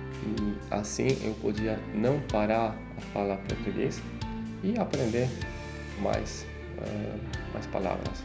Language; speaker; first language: Portuguese; non-native, fluent; Polish